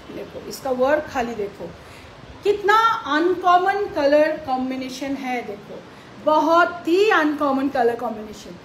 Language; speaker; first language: Hindi; non-native, local second language; Bangla